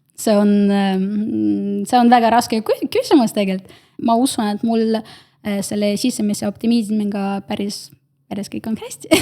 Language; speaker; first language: Estonian; non-native, local second language; Russian